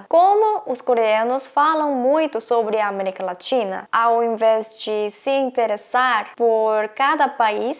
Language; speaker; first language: Portuguese; non-native, fluent; Korean